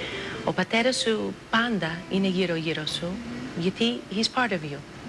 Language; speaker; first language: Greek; early bilingual, heritage; English